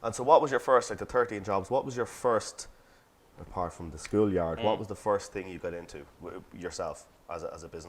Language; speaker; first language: English; native; English